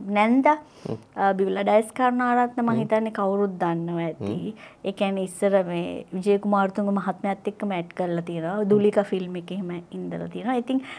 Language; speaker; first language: Sinhala; native; Sinhala